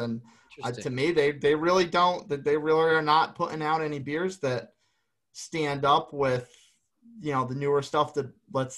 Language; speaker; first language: English; native; English